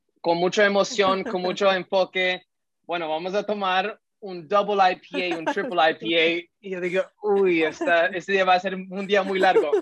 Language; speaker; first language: Spanish; early bilingual, heritage; Spanish